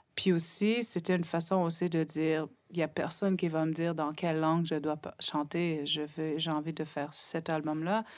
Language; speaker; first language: French; non-native, local second language; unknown